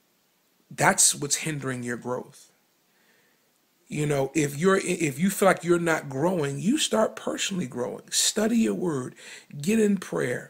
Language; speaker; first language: English; native; English